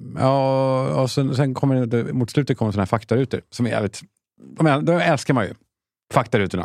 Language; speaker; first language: Swedish; native; Swedish